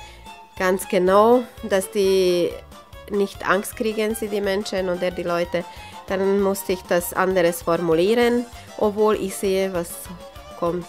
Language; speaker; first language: German; non-native, local second language; Serbian